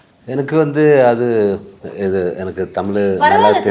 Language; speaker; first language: Tamil; non-native, learner; Malayalam